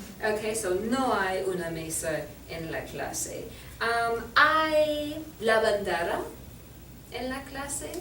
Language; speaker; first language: Spanish; non-native, fluent; English